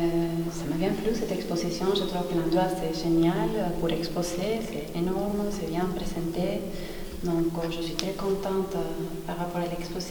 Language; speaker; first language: French; non-native, fluent; Spanish